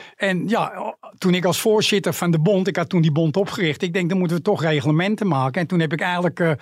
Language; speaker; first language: Dutch; native; Dutch